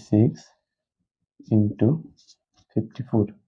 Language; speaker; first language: English; non-native, local second language; Hindi